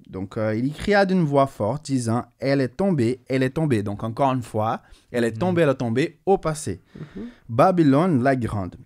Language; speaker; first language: French; non-native, fluent; Portuguese